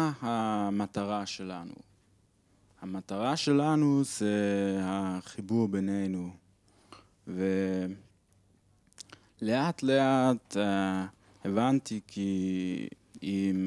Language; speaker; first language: Hebrew; non-native, learner; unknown